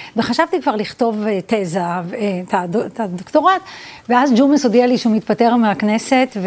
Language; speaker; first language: Hebrew; early bilingual, other home language; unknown